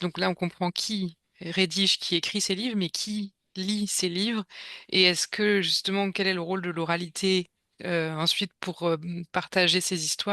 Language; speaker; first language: French; native; French